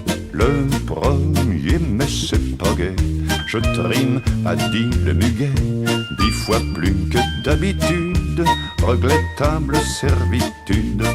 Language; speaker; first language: French; native; French